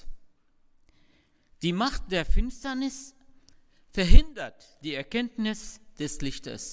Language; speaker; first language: German; non-native, fluent; Arabic